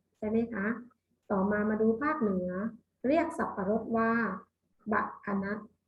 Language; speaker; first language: Thai; native; Thai